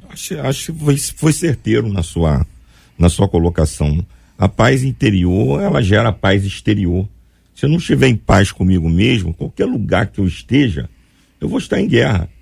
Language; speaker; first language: Portuguese; native; Portuguese